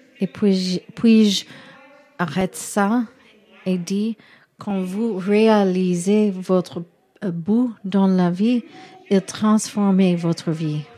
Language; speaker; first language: French; non-native, learner; English